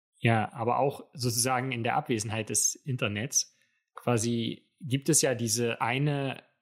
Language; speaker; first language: German; native; German